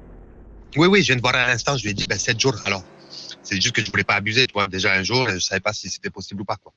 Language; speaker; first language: French; native; French